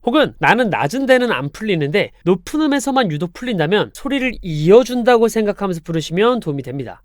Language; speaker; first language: Korean; native; Korean